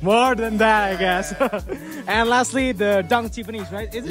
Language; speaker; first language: English; non-native, fluent; Indonesian